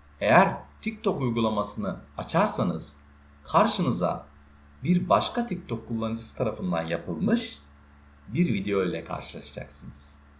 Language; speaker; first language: Turkish; native; Turkish